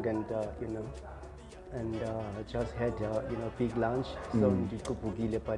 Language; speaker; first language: English; non-native, local second language; Xhosa